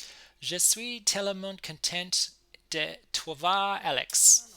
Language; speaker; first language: French; non-native, learner; English